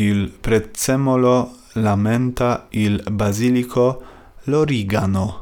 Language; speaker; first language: Italian; non-native, fluent; Polish